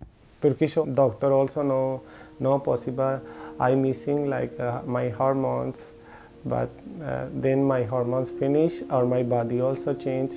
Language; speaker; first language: English; non-native, learner; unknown